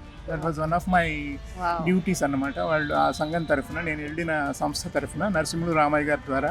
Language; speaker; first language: Telugu; native; Telugu